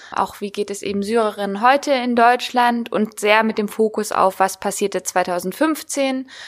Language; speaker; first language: German; native; German